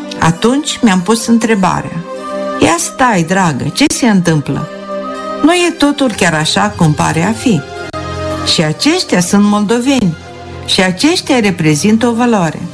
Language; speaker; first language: Romanian; native; Romanian